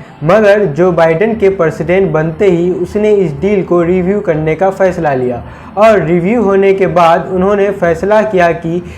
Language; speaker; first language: Hindi; native; Hindi